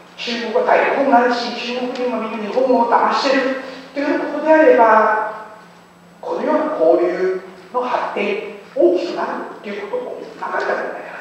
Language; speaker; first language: Japanese; non-native, fluent; Chinese